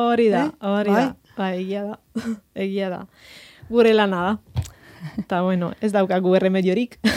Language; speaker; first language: Basque; non-native, fluent; Italian